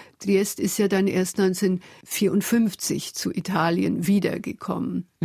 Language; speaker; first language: German; early bilingual, other home language; Hungarian